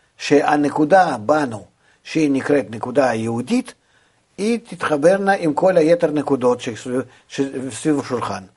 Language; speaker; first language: Hebrew; non-native, fluent; Russian